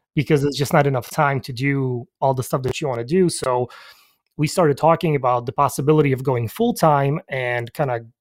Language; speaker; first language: English; early bilingual, other home language; Polish